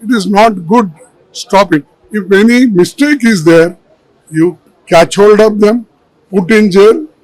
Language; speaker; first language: English; non-native, local second language; Kannada